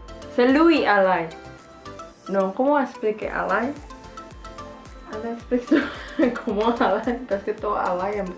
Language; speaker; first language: French; non-native, learner; Indonesian